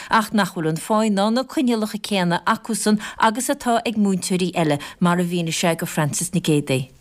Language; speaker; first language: Irish; native; Irish